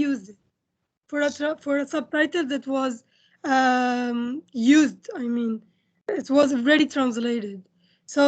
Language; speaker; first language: English; non-native, fluent; Indonesian